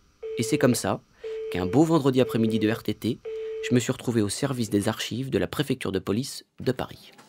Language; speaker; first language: French; native; French